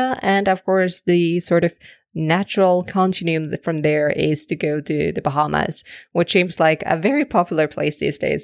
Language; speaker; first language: English; native; English